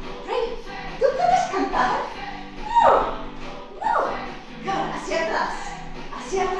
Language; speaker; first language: Spanish; non-native, fluent; English